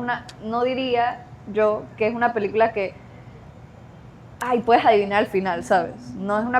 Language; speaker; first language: Spanish; native; Spanish